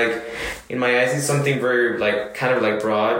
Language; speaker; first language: English; non-native, fluent; Spanish